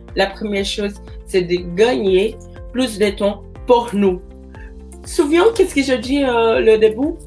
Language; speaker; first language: French; non-native, learner; Portuguese